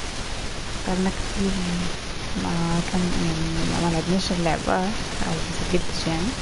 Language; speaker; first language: Arabic; native; Arabic